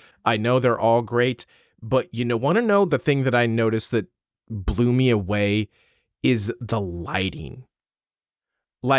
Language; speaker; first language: English; native; English